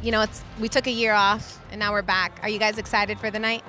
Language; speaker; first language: English; native; English